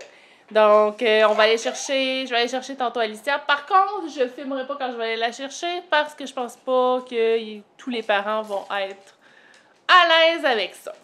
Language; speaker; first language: French; native; French